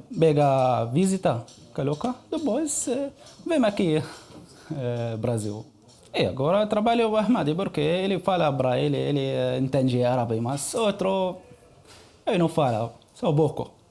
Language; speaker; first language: Portuguese; non-native, learner; Arabic